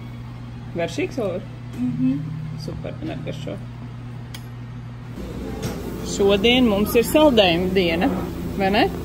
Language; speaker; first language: Latvian; native; Latvian